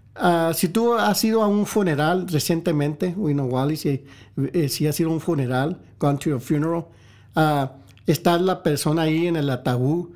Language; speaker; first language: Spanish; early bilingual, heritage; Spanish